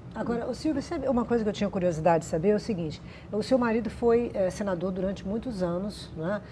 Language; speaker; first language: Portuguese; native; Portuguese